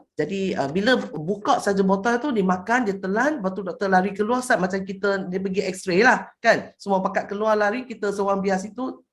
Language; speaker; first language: Malay; non-native, local second language; Chinese